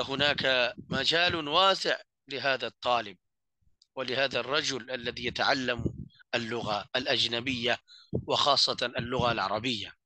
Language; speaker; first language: Arabic; non-native, fluent; Bangla